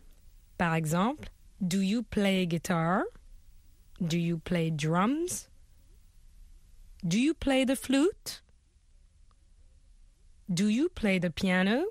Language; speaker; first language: English; non-native, fluent; French